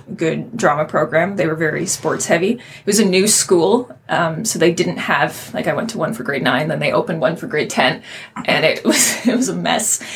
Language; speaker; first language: English; native; English